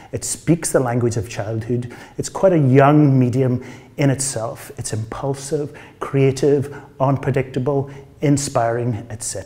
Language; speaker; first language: English; native; English